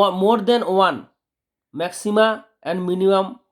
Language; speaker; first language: Hindi; non-native, local second language; Bangla